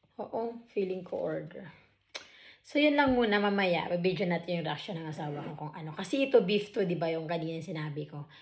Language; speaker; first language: Filipino; non-native, local second language; Waray